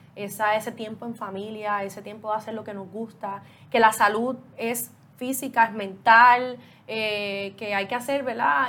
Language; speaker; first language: Spanish; native; Spanish